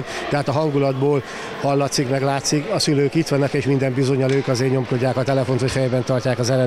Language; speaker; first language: Hungarian; native; Hungarian